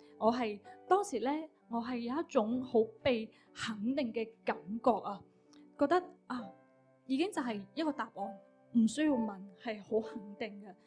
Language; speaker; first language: Cantonese; early bilingual, other home language; Min Nan Chinese